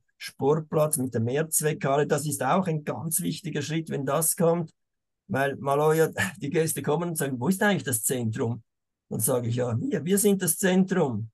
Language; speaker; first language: German; native; German